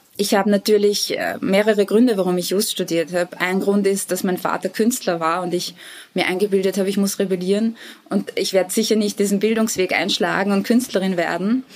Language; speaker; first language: German; early bilingual, other home language; Bosnian